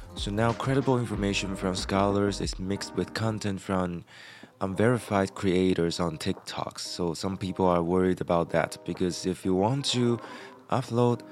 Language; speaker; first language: English; non-native, fluent; Chinese